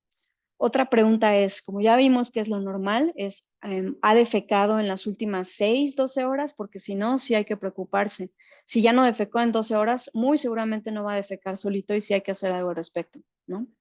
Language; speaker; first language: Spanish; native; Spanish